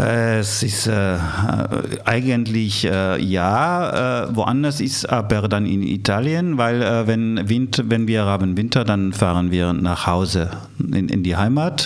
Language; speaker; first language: German; early bilingual, other home language; Italian